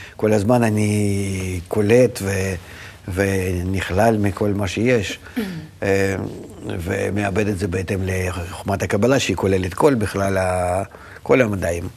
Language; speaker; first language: Hebrew; non-native, fluent; Russian